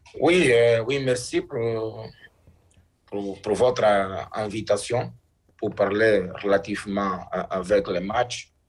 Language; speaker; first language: French; non-native, learner; Portuguese